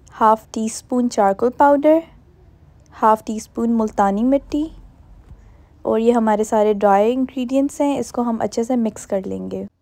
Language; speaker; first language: Hindi; native; Hindi